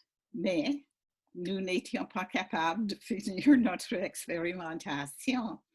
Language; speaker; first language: French; non-native, fluent; English